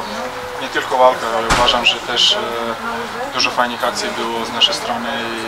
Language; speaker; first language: Polish; non-native, fluent; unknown